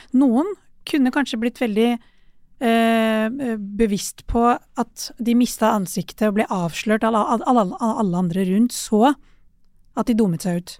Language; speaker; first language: Norwegian; early bilingual, other home language; Urdu